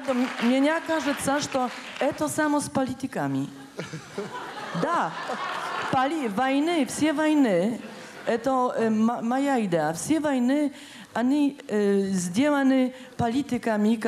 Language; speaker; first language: Russian; non-native, fluent; Polish